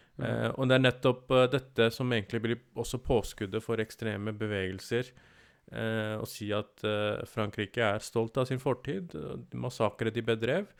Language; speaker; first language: Norwegian; early bilingual, other home language; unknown